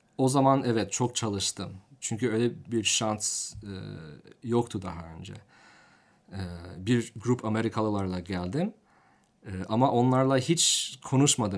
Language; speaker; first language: Turkish; non-native, fluent; English